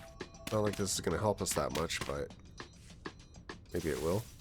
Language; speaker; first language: English; native; English